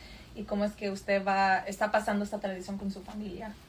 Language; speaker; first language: Spanish; early bilingual, heritage; Spanish